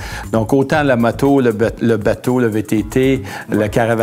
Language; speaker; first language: French; native; French